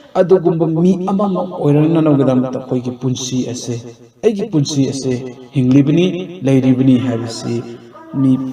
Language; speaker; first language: Manipuri; non-native, local second language; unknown